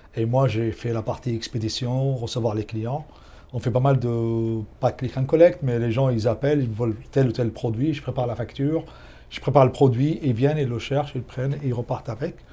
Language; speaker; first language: French; non-native, fluent; Arabic